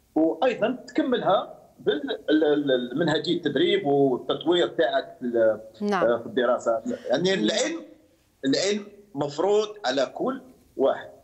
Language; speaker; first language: Arabic; native; Arabic